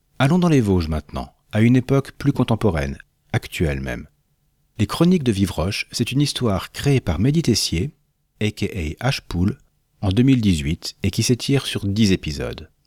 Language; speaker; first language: French; native; French